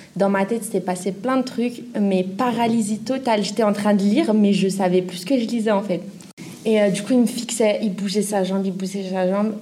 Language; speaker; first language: French; native; French